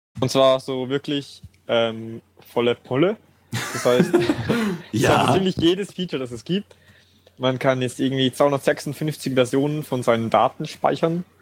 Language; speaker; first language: German; native; German